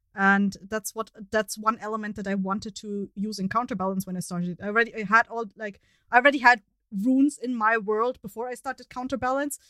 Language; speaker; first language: English; non-native, fluent; German